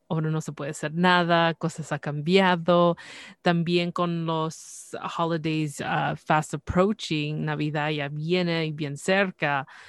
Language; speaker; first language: Spanish; early bilingual, heritage; Spanish